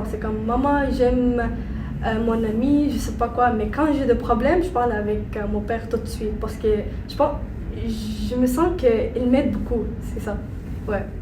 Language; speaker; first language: French; non-native, learner; Arabic